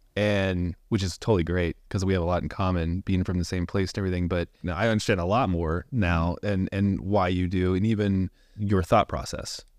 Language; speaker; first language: English; native; English